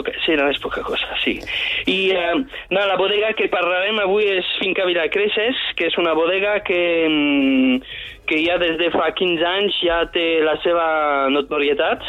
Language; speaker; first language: Catalan; non-native, fluent; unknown